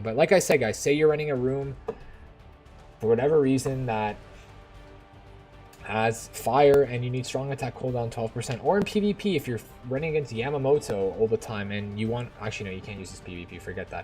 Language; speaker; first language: English; native; English